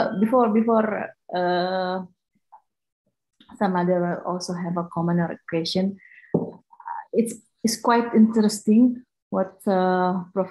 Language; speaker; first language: English; non-native, fluent; Indonesian